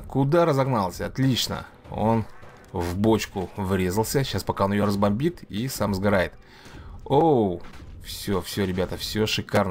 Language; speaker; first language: Russian; native; Russian